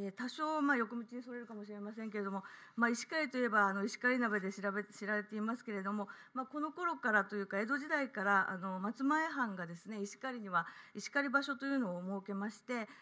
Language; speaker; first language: Japanese; native; Japanese